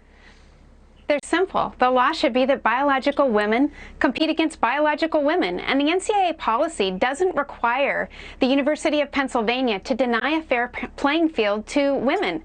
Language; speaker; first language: English; native; English